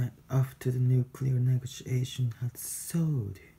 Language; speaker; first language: English; non-native, fluent; Japanese